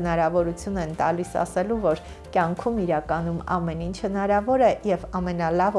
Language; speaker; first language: Armenian; native; Armenian